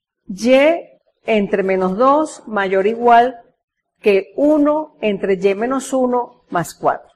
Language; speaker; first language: Spanish; native; Spanish